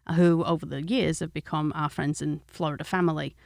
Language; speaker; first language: English; native; English